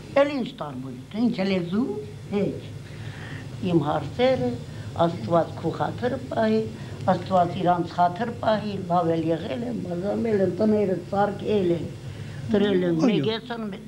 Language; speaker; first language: Armenian; non-native, local second language; Assyrian Neo-Aramaic